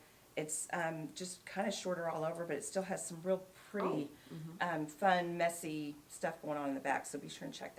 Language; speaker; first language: English; native; English